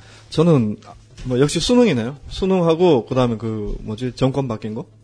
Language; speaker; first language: Korean; native; Korean